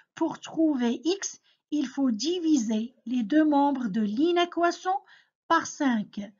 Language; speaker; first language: French; non-native, local second language; Arabic